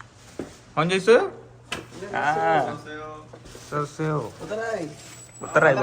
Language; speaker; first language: Korean; non-native, learner; Sinhala